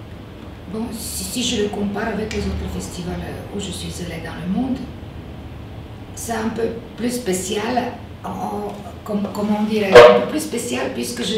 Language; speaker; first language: French; non-native, fluent; Bulgarian